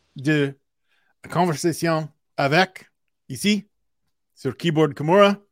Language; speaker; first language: French; non-native, learner; English